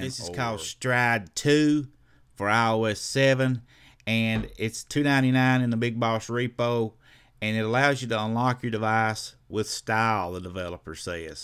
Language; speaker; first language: English; native; English